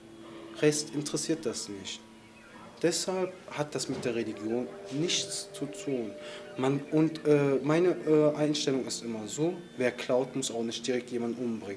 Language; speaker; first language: German; early bilingual, other home language; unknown